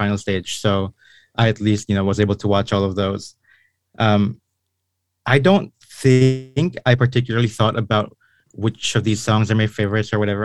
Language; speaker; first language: English; non-native, local second language; Filipino